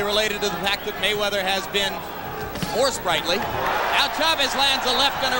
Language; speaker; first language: English; native; English